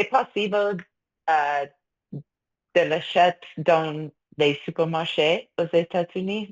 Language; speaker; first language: French; non-native, fluent; English